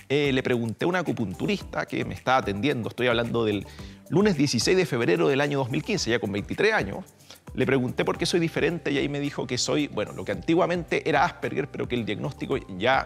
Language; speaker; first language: Spanish; native; Spanish